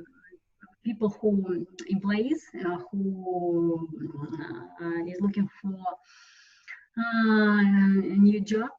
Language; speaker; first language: English; non-native, learner; Russian